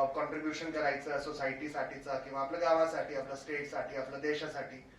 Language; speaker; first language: Marathi; non-native, local second language; Hindi